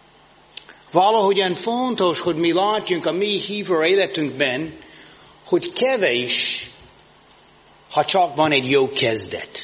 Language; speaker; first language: Hungarian; non-native, learner; English